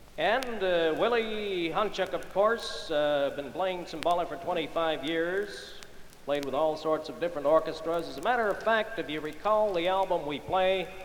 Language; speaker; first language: English; early bilingual, other home language; Ukrainian